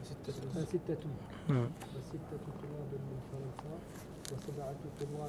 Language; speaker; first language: Arabic; non-native, learner; French